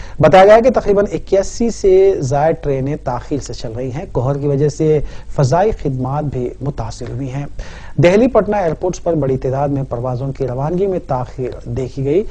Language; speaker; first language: Urdu; native; Urdu